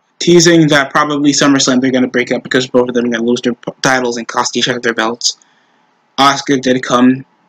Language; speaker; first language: English; native; English